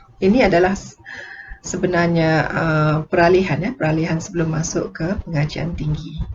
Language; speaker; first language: Malay; native; Malay